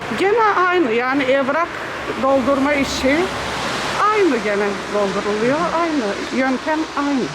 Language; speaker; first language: Turkish; early bilingual, heritage; Turkish